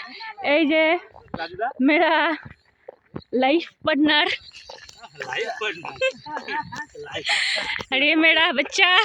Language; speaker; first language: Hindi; non-native, local second language; Bangla